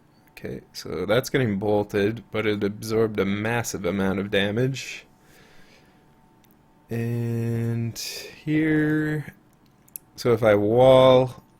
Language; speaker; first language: English; native; English